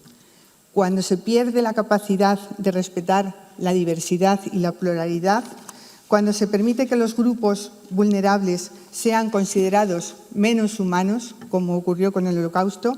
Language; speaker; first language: Spanish; native; Spanish